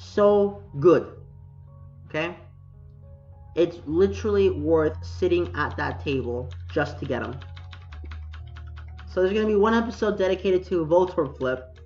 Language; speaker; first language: English; native; English